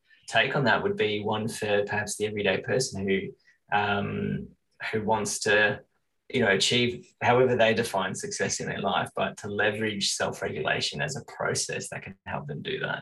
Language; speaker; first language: English; native; English